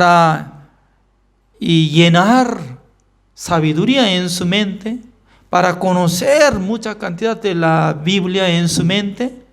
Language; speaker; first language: Spanish; non-native, learner; Korean